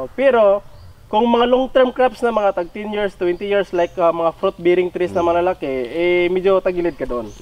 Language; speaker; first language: Filipino; native; Filipino